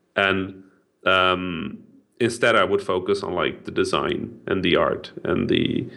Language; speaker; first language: English; non-native, fluent; Dutch